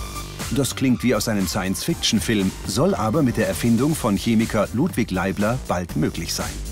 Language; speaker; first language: German; native; German